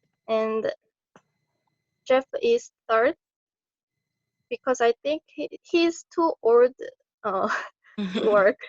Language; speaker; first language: English; non-native, learner; Korean